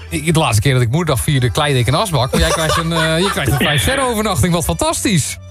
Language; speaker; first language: Dutch; native; Dutch